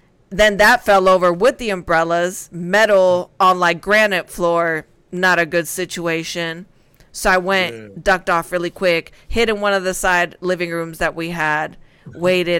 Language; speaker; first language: English; early bilingual, other home language; Spanish